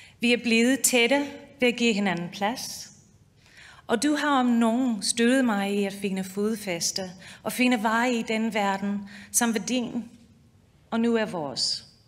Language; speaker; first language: Danish; non-native, fluent; English